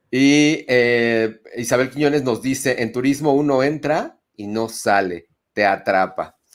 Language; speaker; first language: Spanish; native; Spanish